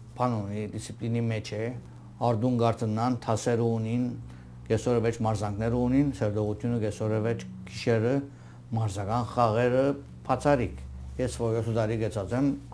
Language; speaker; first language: Armenian; early bilingual, heritage; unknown